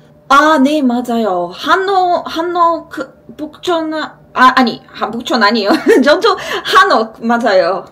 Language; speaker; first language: Korean; non-native, learner; Polish